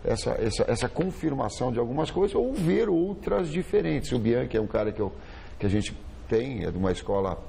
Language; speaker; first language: Portuguese; native; Portuguese